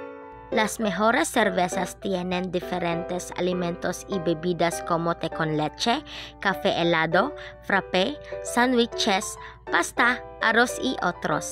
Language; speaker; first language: Spanish; non-native, learner; Cebuano